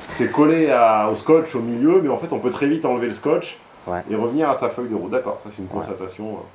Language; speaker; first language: French; native; French